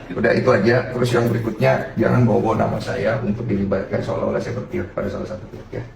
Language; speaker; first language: Indonesian; native; Indonesian